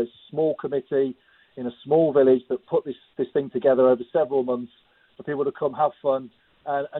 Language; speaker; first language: English; native; English